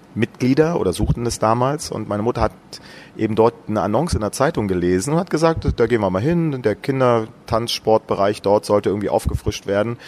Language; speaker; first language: German; native; German